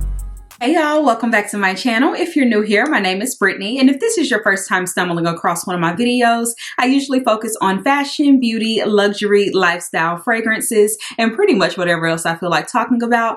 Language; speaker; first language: English; native; English